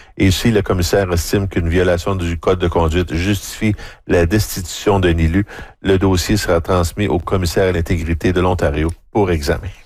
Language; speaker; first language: French; native; French